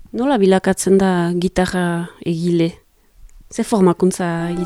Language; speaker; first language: Basque; native; Basque